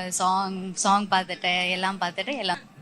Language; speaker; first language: Tamil; non-native, learner; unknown